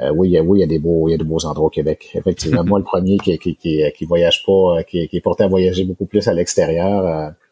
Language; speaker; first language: French; native; French